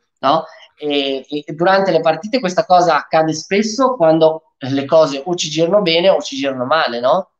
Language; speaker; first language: Italian; early bilingual, other home language; Romanian